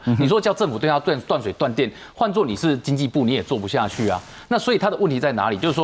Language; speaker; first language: Chinese; native; Chinese